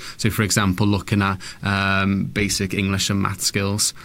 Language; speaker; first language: English; native; English